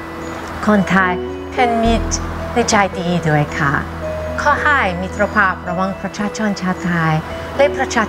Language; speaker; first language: Thai; non-native, fluent; English